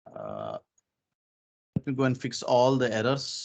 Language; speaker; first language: English; non-native, local second language; Marathi